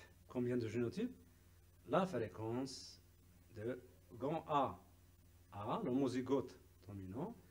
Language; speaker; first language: French; non-native, local second language; Arabic